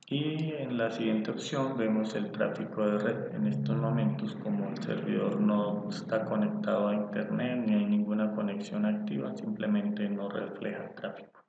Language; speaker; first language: Spanish; native; Spanish